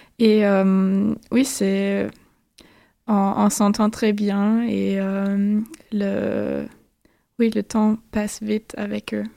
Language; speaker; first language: French; non-native, fluent; German